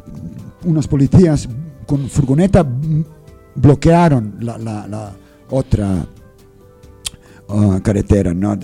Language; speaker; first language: Spanish; non-native, learner; English